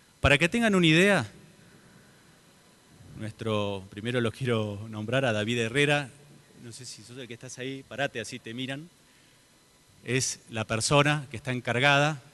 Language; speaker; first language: Spanish; native; Spanish